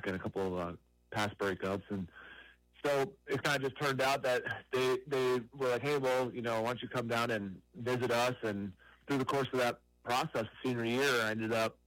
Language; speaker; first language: English; native; English